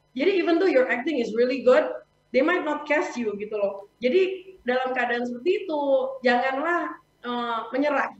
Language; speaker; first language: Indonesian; native; Indonesian